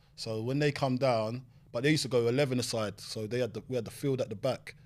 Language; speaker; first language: English; native; English